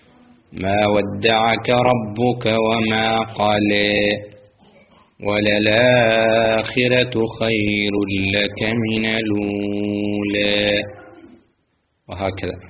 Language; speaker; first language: Arabic; native; Arabic